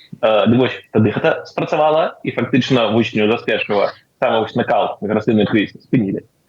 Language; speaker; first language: Belarusian; native; Belarusian